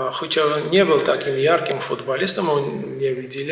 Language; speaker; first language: Russian; non-native, fluent; Georgian